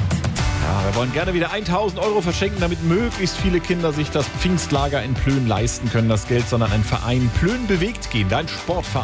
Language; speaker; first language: German; native; German